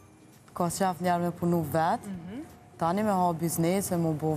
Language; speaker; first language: Albanian; native; Albanian